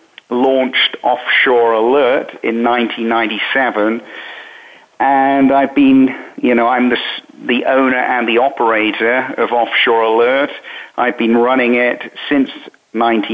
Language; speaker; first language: English; native; English